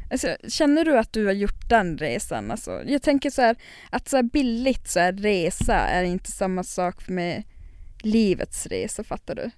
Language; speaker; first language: Swedish; non-native, local second language; Northern Sami